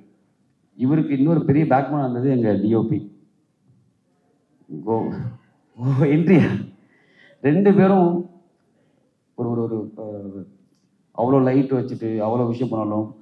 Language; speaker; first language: Tamil; native; Tamil